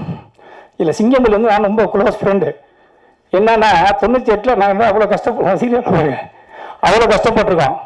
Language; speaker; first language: Tamil; native; Tamil